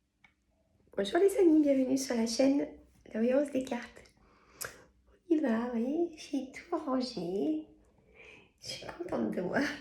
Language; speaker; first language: French; native; French